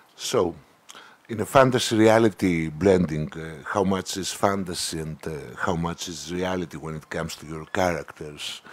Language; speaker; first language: English; non-native, fluent; Greek